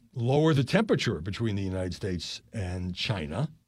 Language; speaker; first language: English; native; English